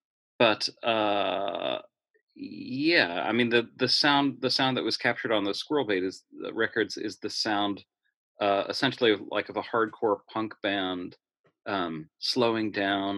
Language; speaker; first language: English; native; English